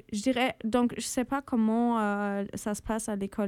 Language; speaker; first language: French; non-native, fluent; German